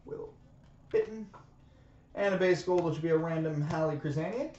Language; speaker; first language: English; native; English